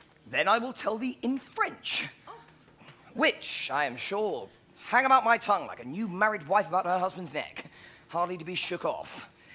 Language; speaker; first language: English; native; English